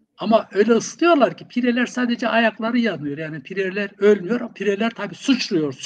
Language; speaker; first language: Turkish; non-native, local second language; Zaza